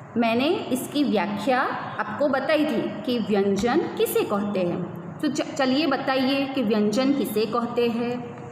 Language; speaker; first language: Hindi; non-native, local second language; Gujarati